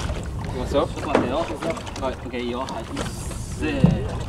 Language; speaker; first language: Japanese; native; Japanese